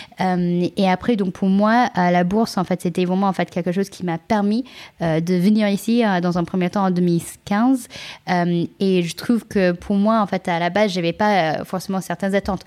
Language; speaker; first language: French; non-native, fluent; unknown